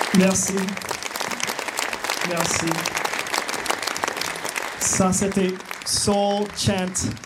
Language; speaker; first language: French; non-native, learner; English